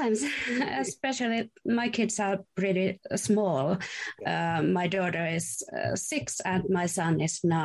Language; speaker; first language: English; non-native, fluent; Finnish